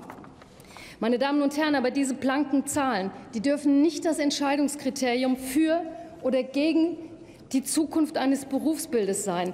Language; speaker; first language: German; native; German